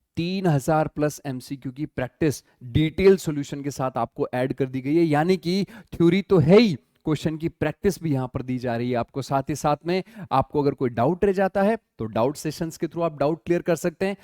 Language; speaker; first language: Hindi; native; Hindi